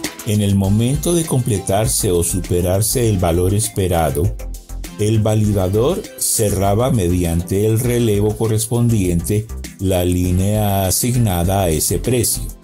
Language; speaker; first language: Spanish; native; Spanish